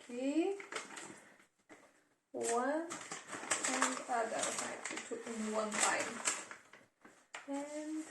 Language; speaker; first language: English; non-native, learner; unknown